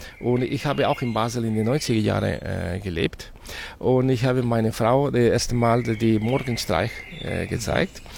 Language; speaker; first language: German; non-native, fluent; Spanish